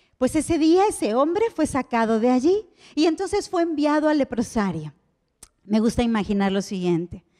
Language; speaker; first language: Spanish; native; Spanish